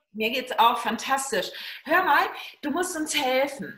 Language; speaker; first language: German; native; German